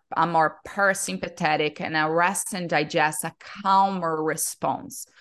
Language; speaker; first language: English; non-native, fluent; Portuguese